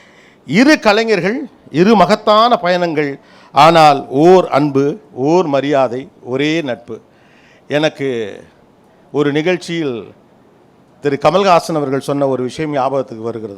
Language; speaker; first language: Tamil; native; Tamil